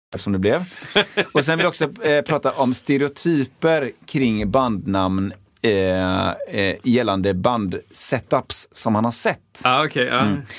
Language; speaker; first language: Swedish; native; Swedish